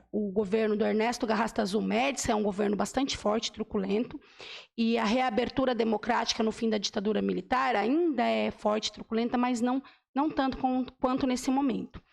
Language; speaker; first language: Portuguese; native; Portuguese